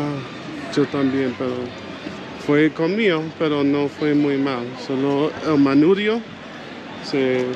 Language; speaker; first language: Spanish; non-native, learner; English